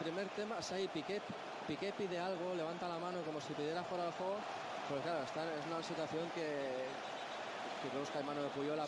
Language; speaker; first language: Spanish; native; Spanish